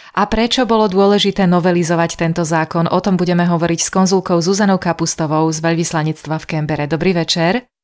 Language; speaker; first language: Slovak; native; Slovak